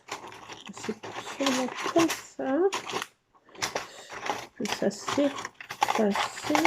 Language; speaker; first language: French; native; French